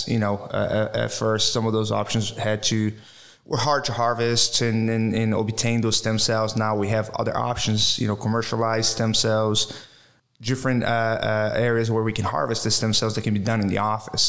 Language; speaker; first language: English; non-native, fluent; Portuguese